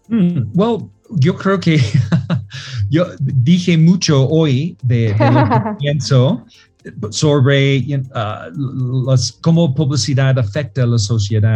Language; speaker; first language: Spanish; non-native, fluent; English